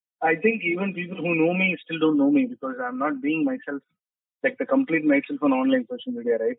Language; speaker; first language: English; non-native, local second language; Tamil